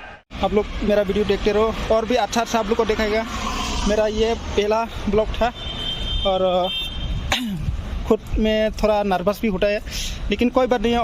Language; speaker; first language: Hindi; non-native, local second language; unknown